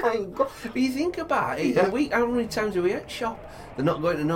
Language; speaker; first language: English; native; English